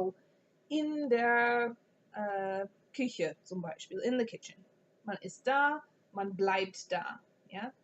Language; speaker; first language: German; non-native, fluent; English